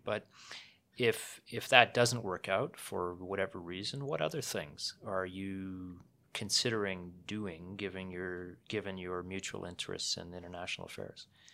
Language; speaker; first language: English; native; English